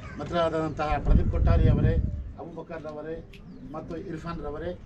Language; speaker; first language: Kannada; non-native, local second language; Urdu